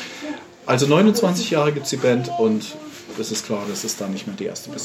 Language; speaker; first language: German; native; German